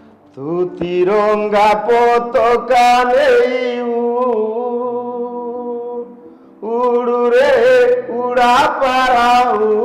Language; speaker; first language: Hindi; non-native, local second language; Odia